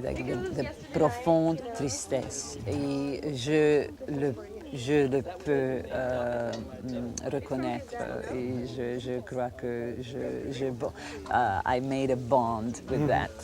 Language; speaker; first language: French; non-native, fluent; Croatian